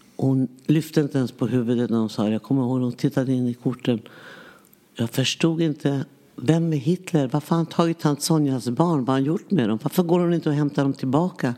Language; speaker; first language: Swedish; early bilingual, other home language; Yiddish